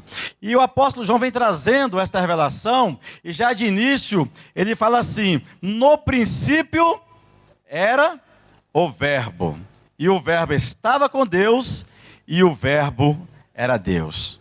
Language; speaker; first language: Portuguese; native; Portuguese